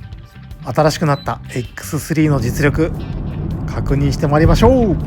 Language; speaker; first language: Japanese; native; Japanese